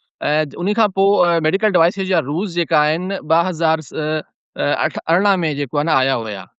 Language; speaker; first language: Sindhi; non-native, local second language; Urdu